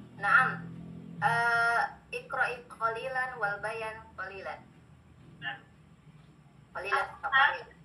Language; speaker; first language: Arabic; non-native, fluent; Indonesian